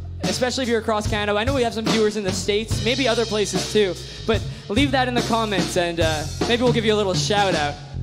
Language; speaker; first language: English; native; English